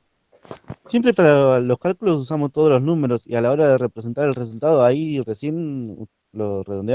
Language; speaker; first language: Spanish; native; Spanish